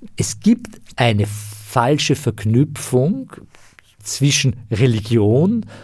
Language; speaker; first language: German; non-native, fluent; Persian